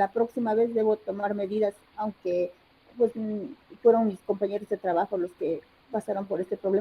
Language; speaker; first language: Spanish; native; Spanish